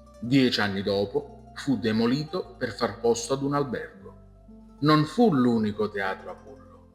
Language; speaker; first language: Italian; native; Italian